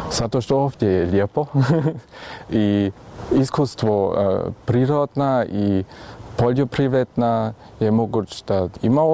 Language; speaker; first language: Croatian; early bilingual, heritage; German